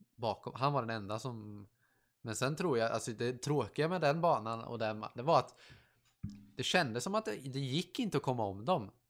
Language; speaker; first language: Swedish; native; Swedish